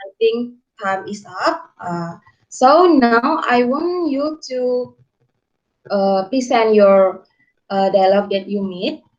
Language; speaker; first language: English; non-native, learner; Indonesian